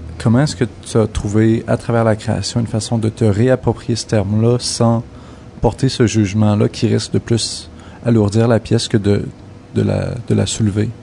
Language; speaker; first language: French; native; French